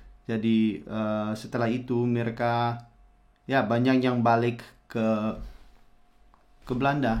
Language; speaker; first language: Indonesian; non-native, fluent; Dutch